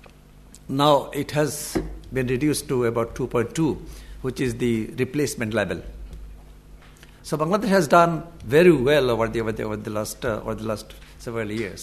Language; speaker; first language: English; non-native, local second language; Bangla